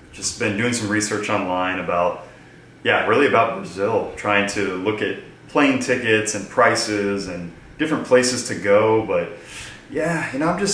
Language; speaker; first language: English; native; English